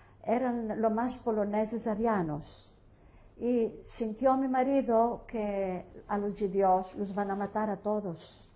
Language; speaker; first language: Spanish; early bilingual, heritage; Ladino